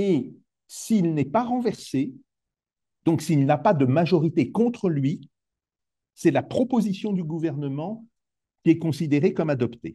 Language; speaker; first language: French; native; French